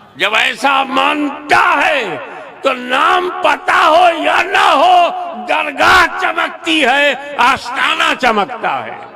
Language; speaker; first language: Hindi; native; Hindi